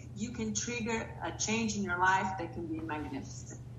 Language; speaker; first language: English; non-native, fluent; Portuguese